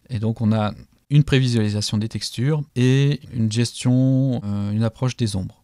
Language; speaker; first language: French; native; French